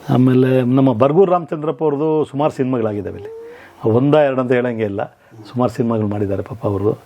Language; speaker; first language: Kannada; native; Kannada